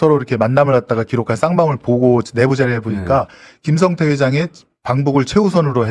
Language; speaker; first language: Korean; native; Korean